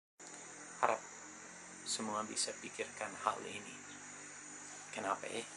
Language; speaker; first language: Indonesian; non-native, fluent; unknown